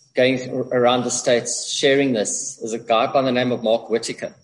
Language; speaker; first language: English; native; English